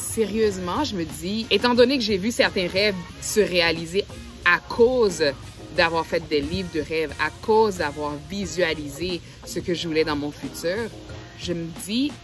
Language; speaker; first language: French; non-native, local second language; Haitian Creole